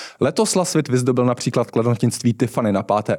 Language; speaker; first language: Czech; native; Czech